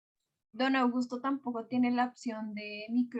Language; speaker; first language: Spanish; native; Spanish